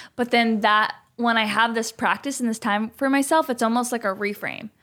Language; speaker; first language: English; native; English